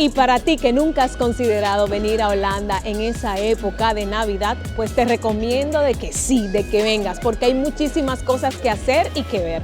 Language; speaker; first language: Spanish; native; Spanish